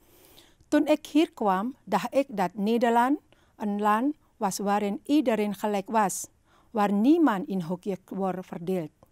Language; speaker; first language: Dutch; non-native, learner; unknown